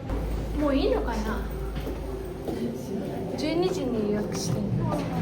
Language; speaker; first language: Japanese; non-native, local second language; Filipino